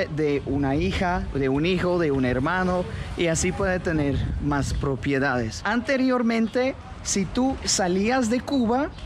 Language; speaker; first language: Spanish; non-native, fluent; Romanian